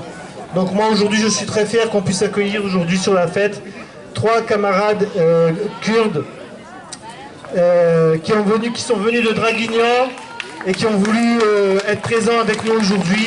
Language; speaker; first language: French; native; French